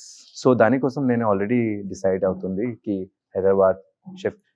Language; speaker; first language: Telugu; non-native, learner; Hindi